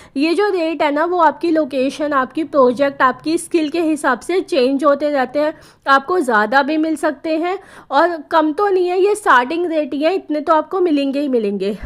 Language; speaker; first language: Hindi; native; Hindi